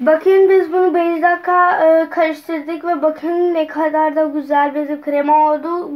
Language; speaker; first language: Turkish; non-native, learner; Urdu